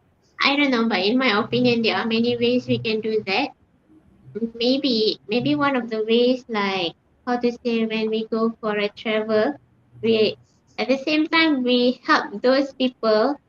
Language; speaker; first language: English; non-native, fluent; Malay